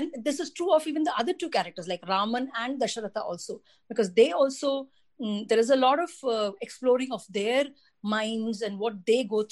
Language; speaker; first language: English; non-native, local second language; Tamil